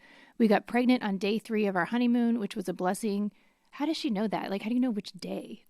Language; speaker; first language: English; native; English